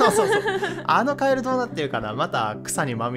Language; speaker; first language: Japanese; native; Japanese